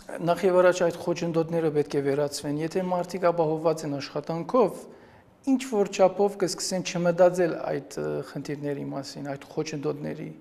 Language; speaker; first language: Armenian; early bilingual, heritage; Armenian